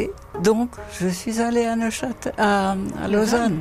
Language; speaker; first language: French; non-native, fluent; Dutch